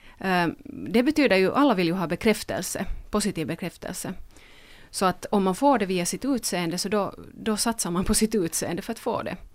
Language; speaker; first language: Swedish; native; Swedish